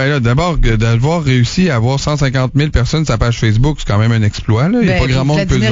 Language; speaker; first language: French; native; French